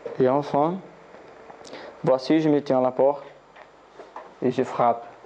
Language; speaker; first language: French; non-native, learner; Portuguese